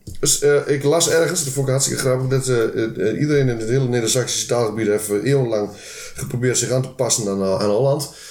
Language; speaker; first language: Dutch; native; Dutch